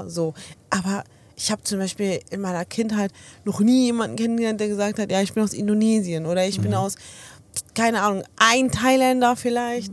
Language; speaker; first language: German; early bilingual, other home language; Arabic